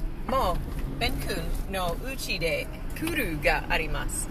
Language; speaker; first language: Japanese; non-native, learner; English